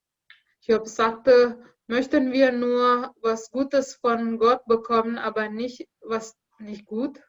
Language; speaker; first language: German; non-native, learner; Indonesian